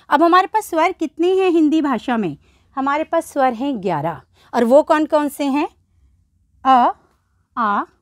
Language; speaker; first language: Hindi; native; Hindi